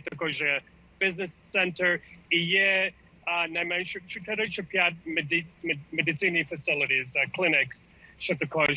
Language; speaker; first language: Ukrainian; early bilingual, heritage; English